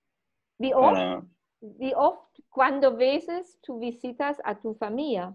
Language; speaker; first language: Spanish; non-native, fluent; German